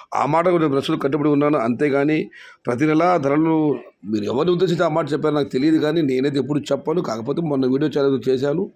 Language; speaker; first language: Telugu; non-native, local second language; Kannada